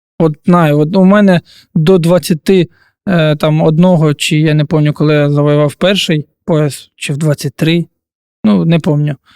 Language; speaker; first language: Ukrainian; non-native, local second language; Russian